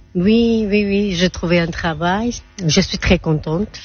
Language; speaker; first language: French; non-native, learner; Georgian